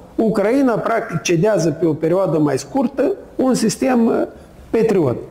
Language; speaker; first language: Romanian; native; Romanian